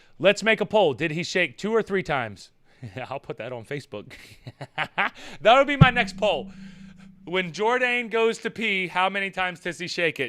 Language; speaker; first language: English; native; English